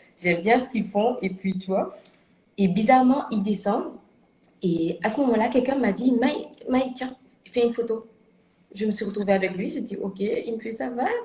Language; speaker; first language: French; native; French